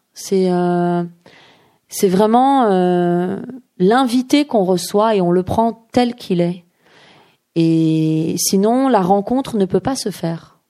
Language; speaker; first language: French; early bilingual, other home language; Persian